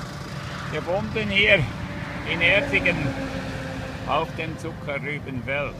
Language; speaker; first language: German; native; German